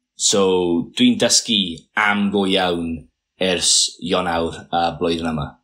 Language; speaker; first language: Welsh; non-native, local second language; English